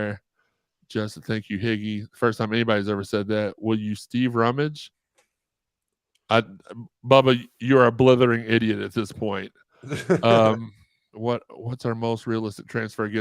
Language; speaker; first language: English; native; English